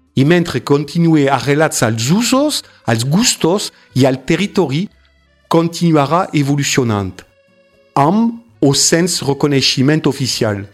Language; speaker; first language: Catalan; non-native, fluent; French